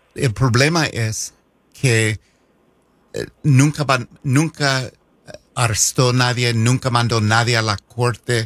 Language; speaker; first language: Spanish; non-native, fluent; English